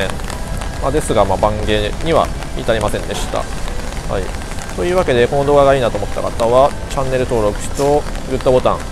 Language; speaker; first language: Japanese; native; Japanese